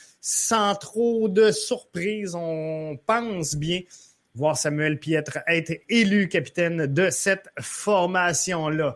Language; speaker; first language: French; native; French